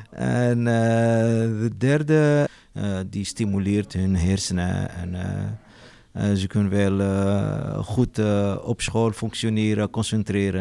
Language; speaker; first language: Dutch; non-native, local second language; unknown